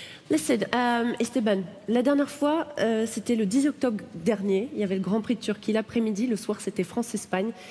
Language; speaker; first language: French; native; French